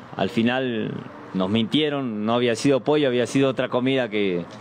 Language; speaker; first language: Spanish; native; Spanish